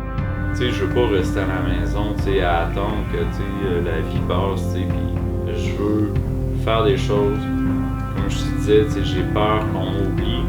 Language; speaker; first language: French; native; French